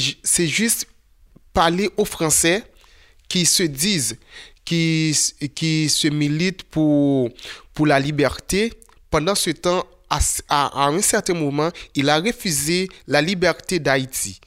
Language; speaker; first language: French; non-native, local second language; Haitian Creole